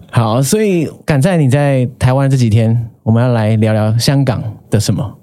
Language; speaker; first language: Chinese; native; Chinese